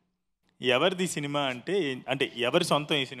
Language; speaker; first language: Telugu; native; Telugu